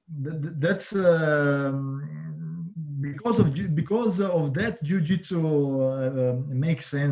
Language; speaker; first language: English; non-native, learner; Croatian